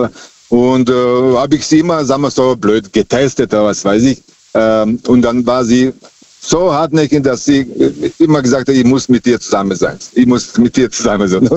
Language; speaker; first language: German; native; German